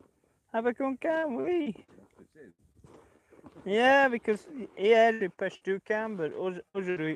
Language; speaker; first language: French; non-native, learner; English